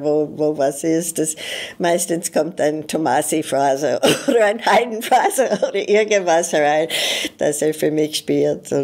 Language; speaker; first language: German; non-native, fluent; English